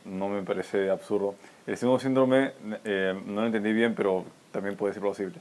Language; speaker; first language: Spanish; native; Spanish